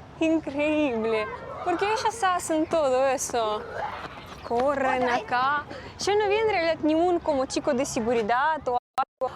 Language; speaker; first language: Spanish; non-native, learner; Russian